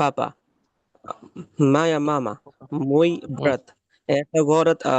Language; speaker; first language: Russian; non-native, learner; Bangla